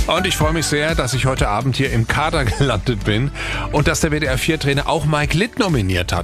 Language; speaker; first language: German; native; German